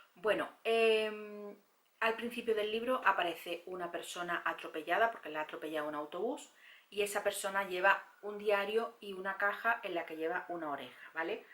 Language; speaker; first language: Spanish; native; Spanish